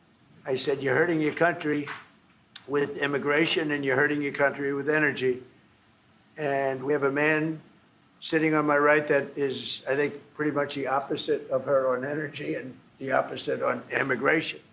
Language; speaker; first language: English; native; English